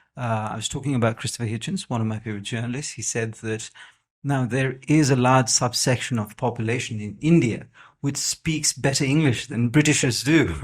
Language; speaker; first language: English; non-native, local second language; Nepali